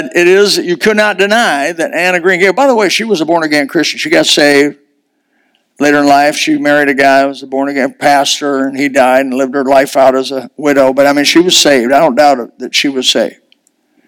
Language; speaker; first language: English; native; English